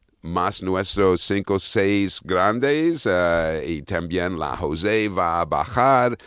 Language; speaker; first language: Spanish; non-native, fluent; English